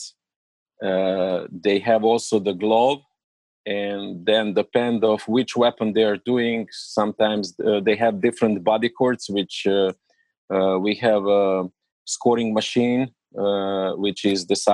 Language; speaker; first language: English; non-native, learner; Serbian